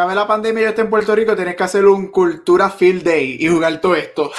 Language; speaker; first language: Spanish; native; Spanish